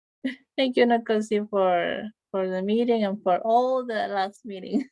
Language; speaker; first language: English; non-native, learner; Spanish